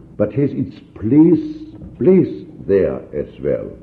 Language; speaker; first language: English; non-native, fluent; German